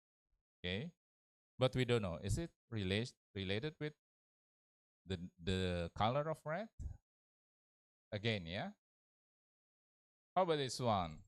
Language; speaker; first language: English; non-native, learner; Indonesian